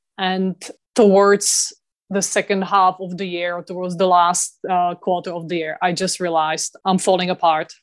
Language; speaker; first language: English; non-native, fluent; Czech